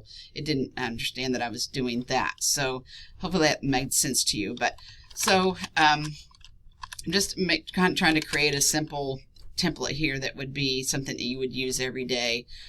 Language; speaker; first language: English; native; English